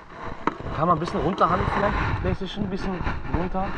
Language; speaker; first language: German; non-native, learner; Turkish